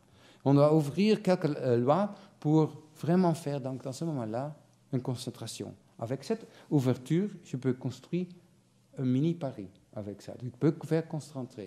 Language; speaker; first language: French; non-native, fluent; Dutch